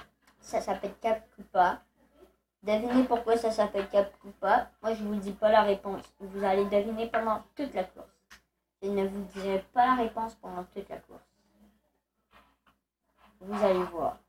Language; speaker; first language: French; native; French